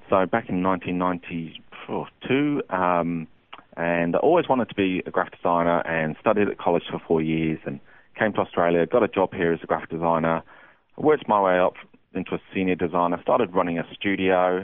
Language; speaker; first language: English; native; English